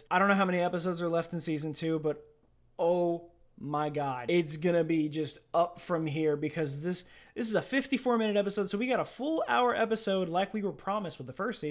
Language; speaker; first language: English; native; English